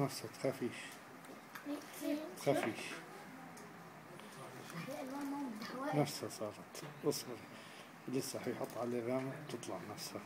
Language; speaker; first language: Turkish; non-native, learner; Arabic